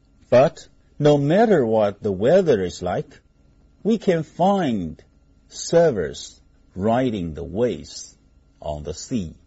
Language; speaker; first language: English; non-native, fluent; Chinese